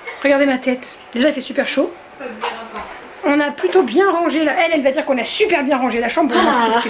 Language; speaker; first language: French; native; French